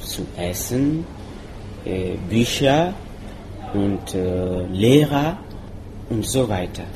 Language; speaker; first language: German; non-native, learner; Mossi